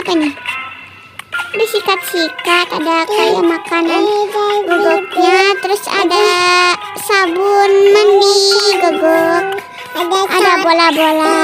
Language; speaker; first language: Indonesian; native; Indonesian